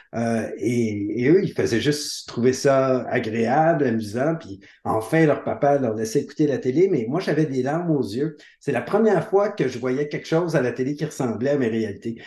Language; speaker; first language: French; native; French